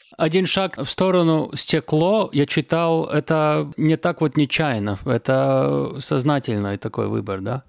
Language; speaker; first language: Russian; non-native, local second language; Latvian